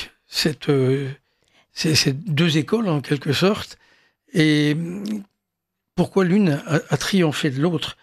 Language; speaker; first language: French; native; French